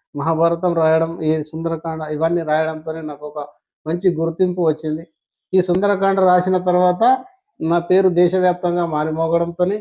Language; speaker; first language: Telugu; non-native, local second language; Gondi